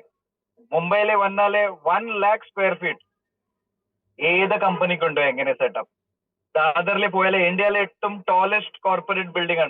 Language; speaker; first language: Malayalam; early bilingual, heritage; Malayalam